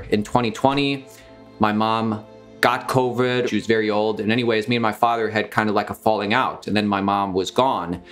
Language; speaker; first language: English; native; English